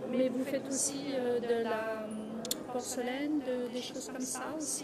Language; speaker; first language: French; native; French